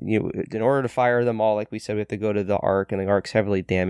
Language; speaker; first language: English; native; English